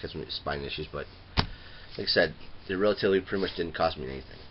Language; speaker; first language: English; native; English